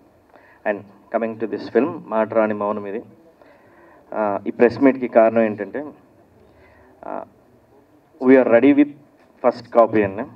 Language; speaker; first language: Telugu; native; Telugu